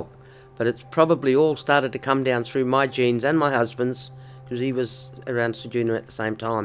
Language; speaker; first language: English; native; English